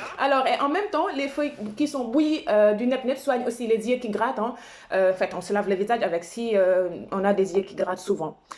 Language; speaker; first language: French; non-native, local second language; Wolof